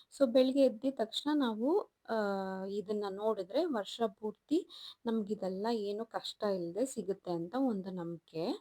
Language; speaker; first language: Kannada; native; Kannada